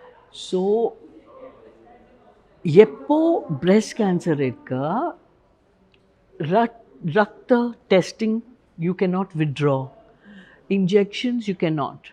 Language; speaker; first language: Tamil; non-native, learner; Hindi